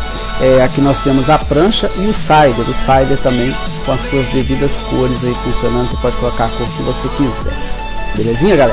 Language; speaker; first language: Portuguese; native; Portuguese